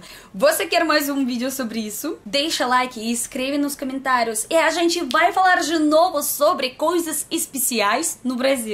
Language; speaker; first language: Portuguese; non-native, learner; Russian